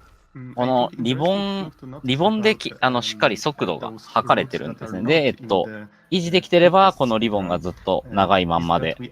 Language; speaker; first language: Japanese; native; Japanese